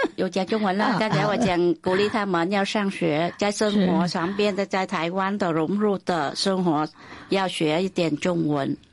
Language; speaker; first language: Chinese; non-native, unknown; Vietnamese